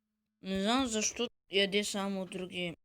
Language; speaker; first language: Bulgarian; native; Bulgarian